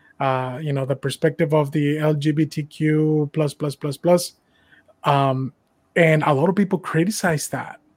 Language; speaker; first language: English; non-native, fluent; Spanish